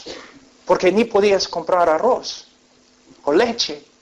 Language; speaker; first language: Spanish; non-native, fluent; English